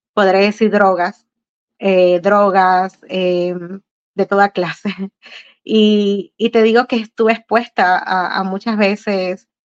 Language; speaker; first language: Spanish; native; Spanish